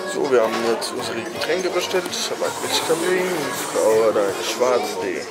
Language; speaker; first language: German; non-native, learner; Russian